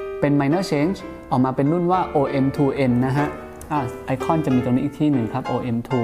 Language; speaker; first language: Thai; native; Thai